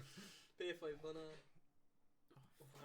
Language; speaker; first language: Welsh; native; Welsh